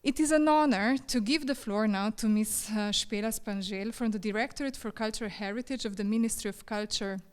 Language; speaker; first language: English; non-native, fluent; Slovenian